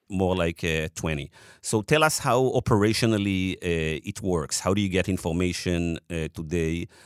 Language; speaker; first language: English; non-native, fluent; Hebrew